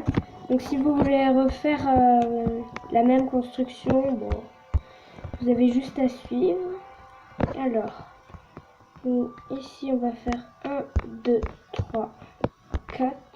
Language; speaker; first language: French; native; French